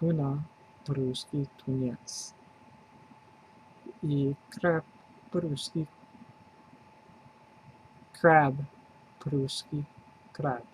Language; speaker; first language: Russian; non-native, learner; English